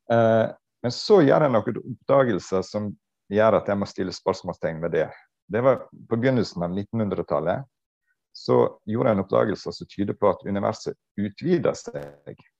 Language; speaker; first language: Norwegian; native; Norwegian